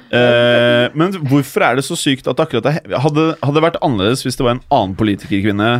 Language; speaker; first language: Norwegian; native; Norwegian